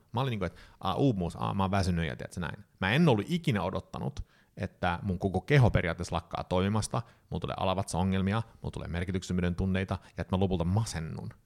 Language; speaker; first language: Finnish; early bilingual, heritage; Finnish